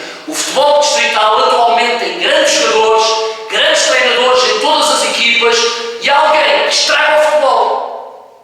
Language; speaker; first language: Portuguese; native; Portuguese